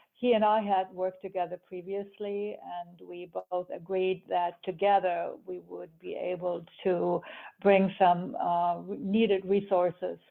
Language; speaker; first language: English; early bilingual, other home language; German